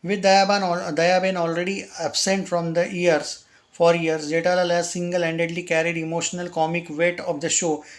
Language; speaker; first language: English; non-native, local second language; Hindi